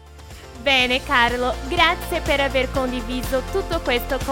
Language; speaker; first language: Italian; non-native, fluent; Portuguese